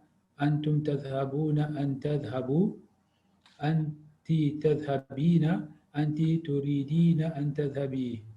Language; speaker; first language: Arabic; non-native, learner; English